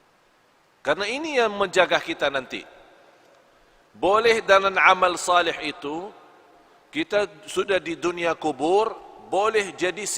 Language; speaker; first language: Indonesian; non-native, fluent; Arabic